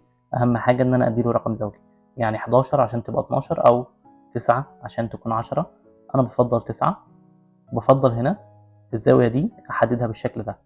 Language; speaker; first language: Arabic; native; Arabic